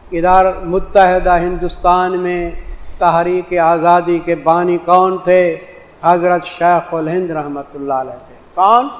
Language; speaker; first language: Urdu; non-native, local second language; Saraiki